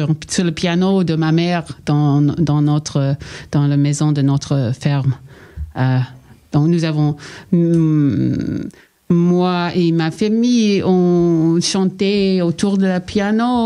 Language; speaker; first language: French; non-native, local second language; English